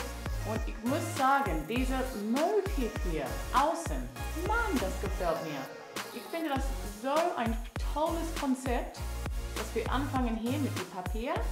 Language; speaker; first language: German; non-native, learner; English